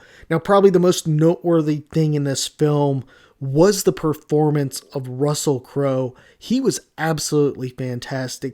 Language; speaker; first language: English; native; English